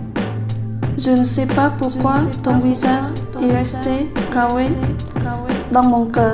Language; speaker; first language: French; non-native, learner; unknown